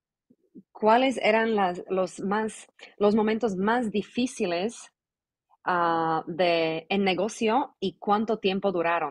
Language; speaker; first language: Spanish; non-native, fluent; Slovak